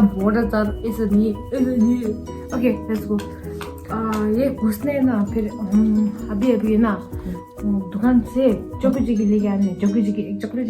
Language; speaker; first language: Hindi; non-native, local second language; Tibetan